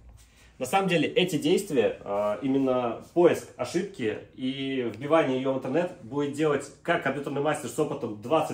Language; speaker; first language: Russian; native; Russian